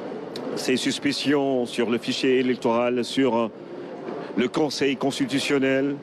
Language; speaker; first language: French; non-native, local second language; Wolof